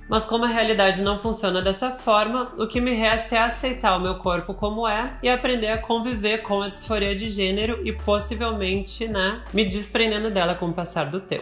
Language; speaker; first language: Portuguese; native; Portuguese